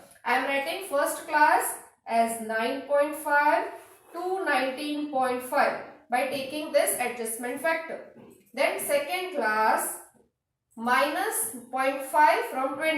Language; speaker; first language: English; non-native, local second language; Hindi